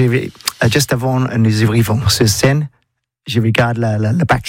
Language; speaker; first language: French; non-native, learner; English